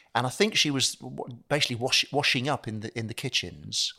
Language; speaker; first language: English; native; English